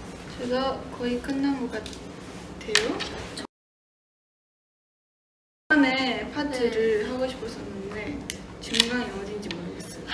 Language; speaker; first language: Korean; non-native, fluent; Japanese